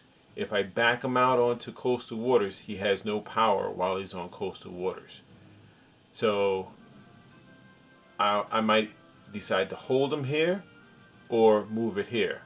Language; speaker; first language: English; native; English